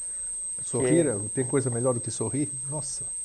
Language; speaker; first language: Portuguese; native; Portuguese